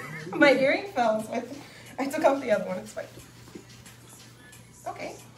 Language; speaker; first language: English; non-native, local second language; Spanish